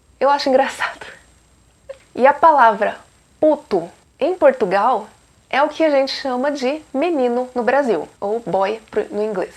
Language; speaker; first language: Portuguese; native; Portuguese